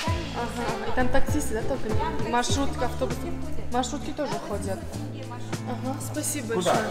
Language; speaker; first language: Russian; non-native, local second language; Uzbek